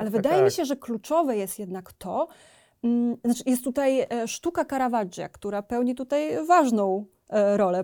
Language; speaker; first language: Polish; native; Polish